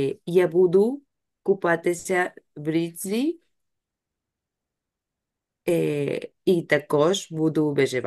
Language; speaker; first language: Ukrainian; early bilingual, heritage; Spanish